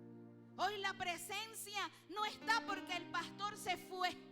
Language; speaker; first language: Spanish; native; Spanish